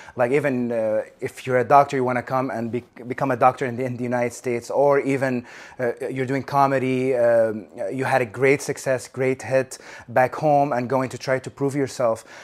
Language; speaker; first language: English; non-native, fluent; Arabic